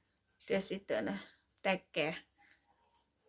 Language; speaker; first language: Finnish; non-native, learner; Thai